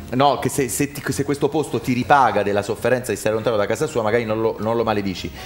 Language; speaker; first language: Italian; native; Italian